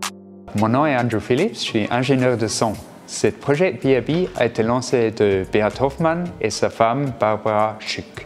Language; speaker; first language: French; non-native, fluent; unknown